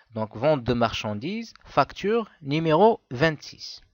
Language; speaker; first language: French; non-native, local second language; Arabic